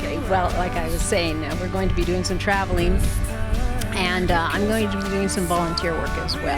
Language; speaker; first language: English; native; English